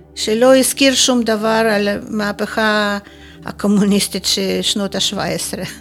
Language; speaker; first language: Hebrew; non-native, fluent; Russian